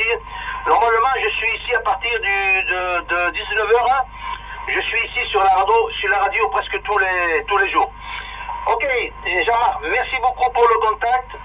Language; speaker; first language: French; early bilingual, other home language; Spanish